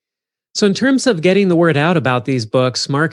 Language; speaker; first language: English; native; English